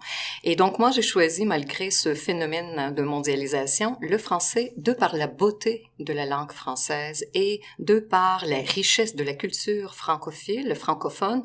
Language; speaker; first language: French; non-native, fluent; Russian